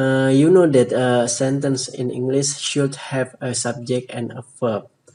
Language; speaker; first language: English; non-native, learner; Indonesian